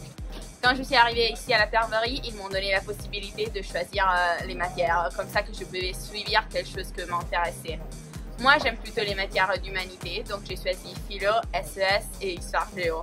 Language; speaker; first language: French; non-native, fluent; Italian